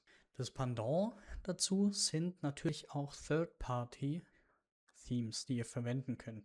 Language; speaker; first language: German; native; German